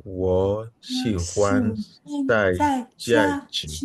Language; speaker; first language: Chinese; non-native, learner; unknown